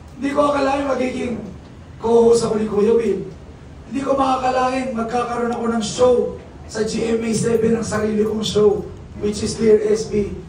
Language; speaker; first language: Filipino; native; Filipino